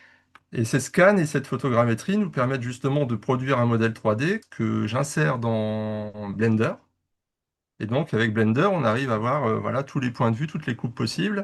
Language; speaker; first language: French; native; French